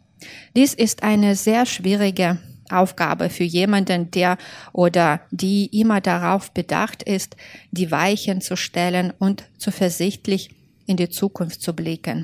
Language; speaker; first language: German; non-native, fluent; Belarusian